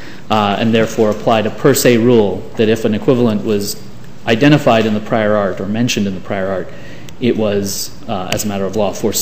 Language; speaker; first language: English; native; English